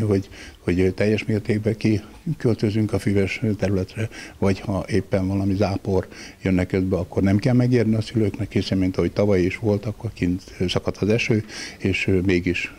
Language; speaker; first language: Hungarian; native; Hungarian